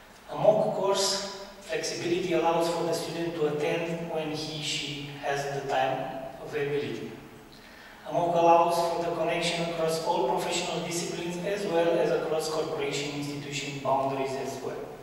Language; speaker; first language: English; non-native, fluent; Romanian